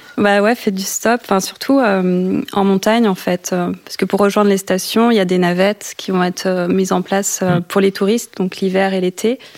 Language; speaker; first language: French; native; French